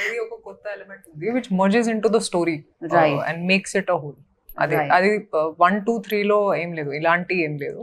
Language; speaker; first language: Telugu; non-native, fluent; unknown